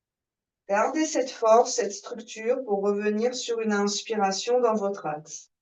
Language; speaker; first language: French; native; French